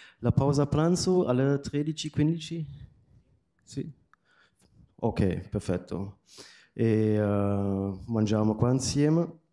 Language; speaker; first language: Italian; non-native, fluent; German